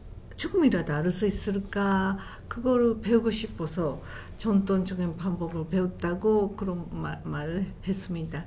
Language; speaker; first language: Korean; non-native, fluent; Japanese